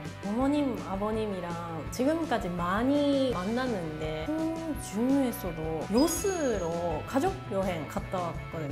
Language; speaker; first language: Korean; non-native, learner; Japanese